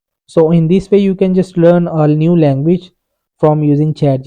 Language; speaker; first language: English; non-native, local second language; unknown